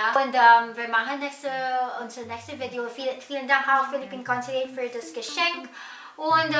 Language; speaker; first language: German; non-native, learner; Filipino